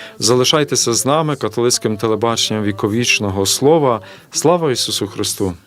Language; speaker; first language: Ukrainian; native; Ukrainian